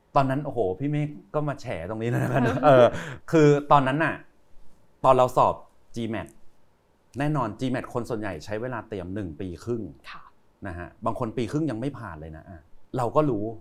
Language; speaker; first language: Thai; native; Thai